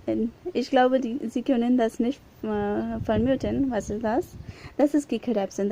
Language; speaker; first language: German; non-native, learner; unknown